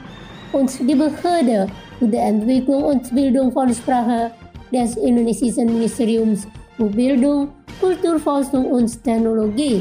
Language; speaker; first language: German; non-native, fluent; Indonesian